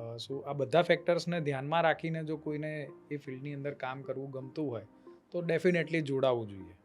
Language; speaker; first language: Gujarati; native; Gujarati